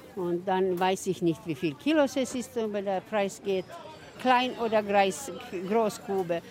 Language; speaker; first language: German; non-native, fluent; Swedish